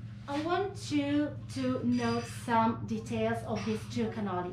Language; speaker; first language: English; non-native, learner; Italian